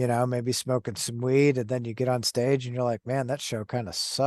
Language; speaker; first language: English; native; English